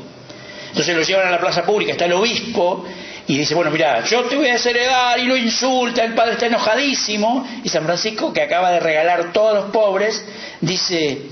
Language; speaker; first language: Spanish; native; Spanish